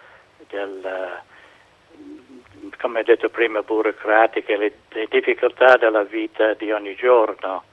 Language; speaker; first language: Italian; non-native, fluent; English